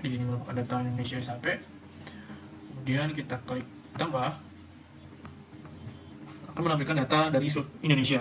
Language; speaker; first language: Indonesian; native; Indonesian